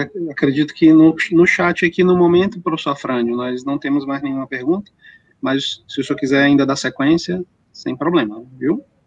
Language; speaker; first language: Portuguese; native; Portuguese